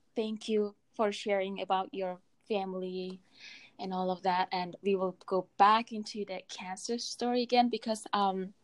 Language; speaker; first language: English; non-native, fluent; Mongolian